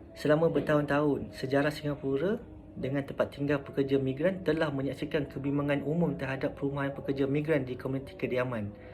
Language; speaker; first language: Malay; native; Malay